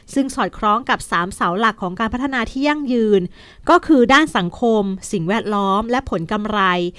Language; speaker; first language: Thai; native; Thai